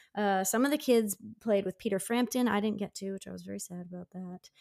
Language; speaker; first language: English; native; English